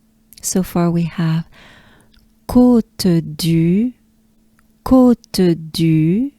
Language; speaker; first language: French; native; French